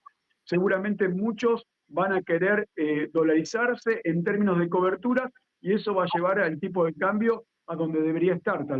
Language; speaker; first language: Spanish; native; Spanish